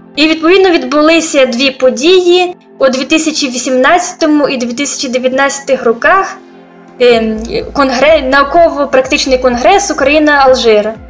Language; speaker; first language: Ukrainian; native; Ukrainian